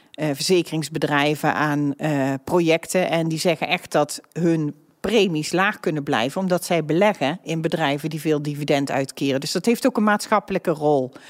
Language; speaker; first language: Dutch; native; Dutch